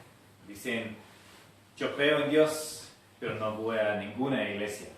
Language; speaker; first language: Spanish; non-native, fluent; English